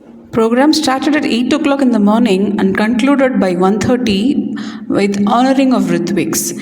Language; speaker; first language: English; non-native, local second language; Tamil